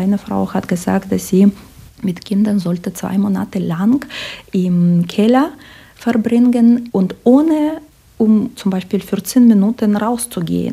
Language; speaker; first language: German; non-native, fluent; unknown